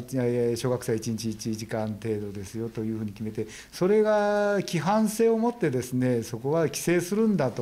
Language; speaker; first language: Japanese; native; Japanese